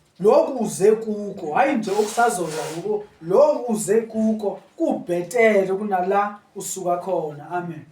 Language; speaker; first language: Zulu; non-native, local second language; Xhosa